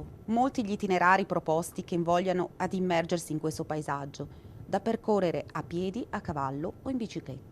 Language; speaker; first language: Italian; native; Italian